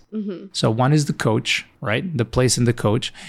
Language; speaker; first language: English; non-native, fluent; Macedonian